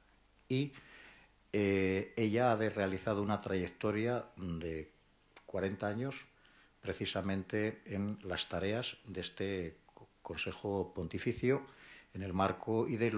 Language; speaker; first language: Spanish; native; Spanish